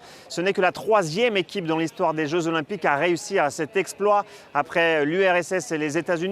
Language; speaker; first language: French; native; French